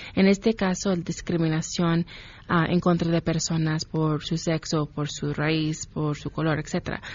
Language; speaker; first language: Spanish; early bilingual, heritage; Spanish